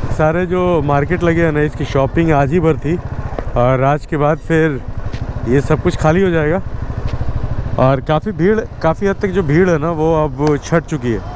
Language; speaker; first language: Hindi; native; Hindi